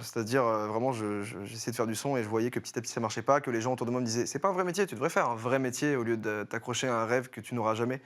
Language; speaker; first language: French; native; French